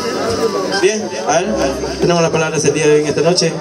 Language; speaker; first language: Spanish; native; Spanish